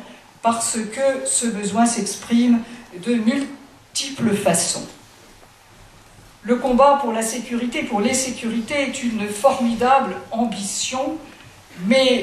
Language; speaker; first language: French; native; French